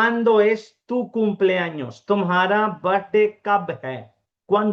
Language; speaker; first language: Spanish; non-native, fluent; Urdu